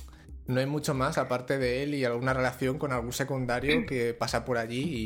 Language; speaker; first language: Spanish; native; Spanish